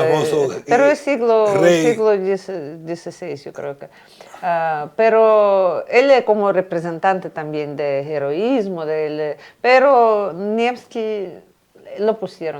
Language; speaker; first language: Spanish; non-native, fluent; Russian